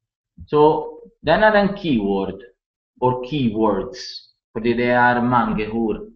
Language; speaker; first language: Norwegian; non-native, learner; Italian